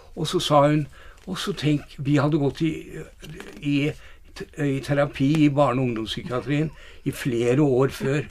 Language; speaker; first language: Norwegian; native; Norwegian